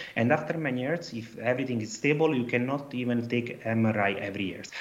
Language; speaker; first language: English; non-native, fluent; Italian